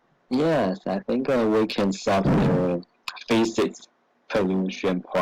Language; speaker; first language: English; non-native, learner; Chinese